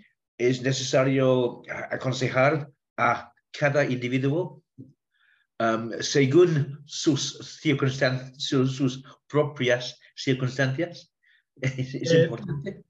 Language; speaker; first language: Spanish; non-native, learner; English